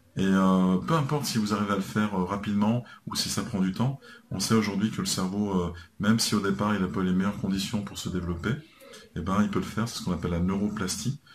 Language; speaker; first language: French; native; French